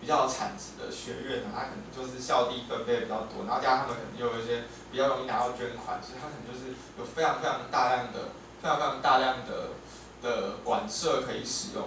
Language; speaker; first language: Chinese; native; Chinese